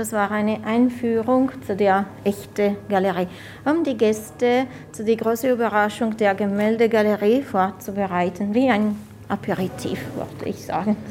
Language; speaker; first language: German; non-native, fluent; Italian